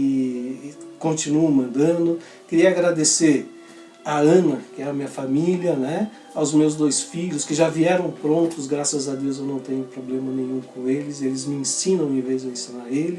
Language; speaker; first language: Portuguese; native; Portuguese